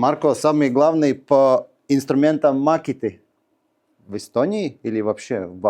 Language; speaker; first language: Russian; non-native, local second language; Latvian